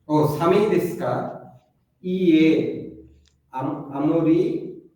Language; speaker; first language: Japanese; non-native, learner; Bangla